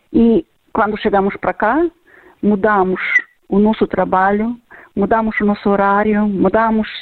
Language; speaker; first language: Portuguese; non-native, fluent; Ukrainian